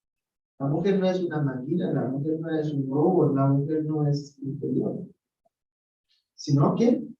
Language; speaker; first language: Spanish; non-native, fluent; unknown